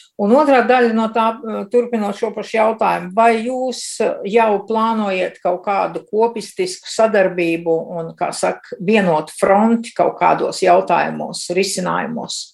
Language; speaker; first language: Latvian; early bilingual, heritage; Latvian